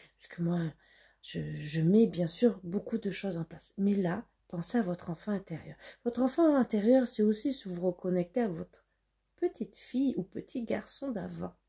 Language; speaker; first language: French; native; French